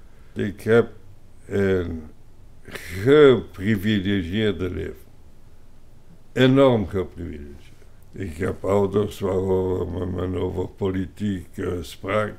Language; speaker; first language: Dutch; non-native, local second language; French